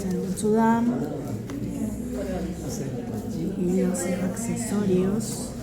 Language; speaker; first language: Spanish; native; Spanish